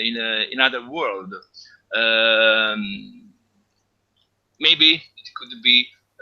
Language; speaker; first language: English; non-native, fluent; Italian